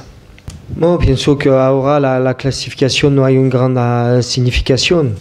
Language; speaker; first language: Spanish; non-native, fluent; French